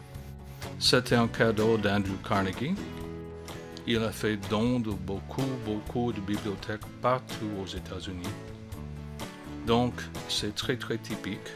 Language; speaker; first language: French; non-native, fluent; English